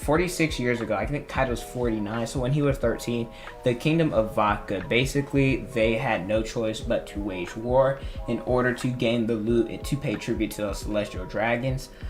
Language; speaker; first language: English; native; English